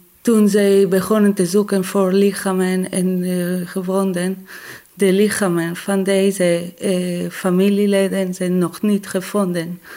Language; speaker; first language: Dutch; non-native, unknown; Hebrew